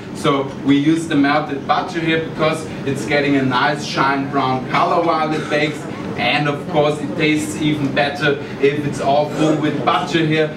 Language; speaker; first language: English; non-native, fluent; German